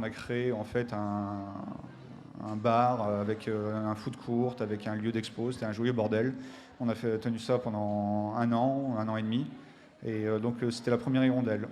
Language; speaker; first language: French; native; French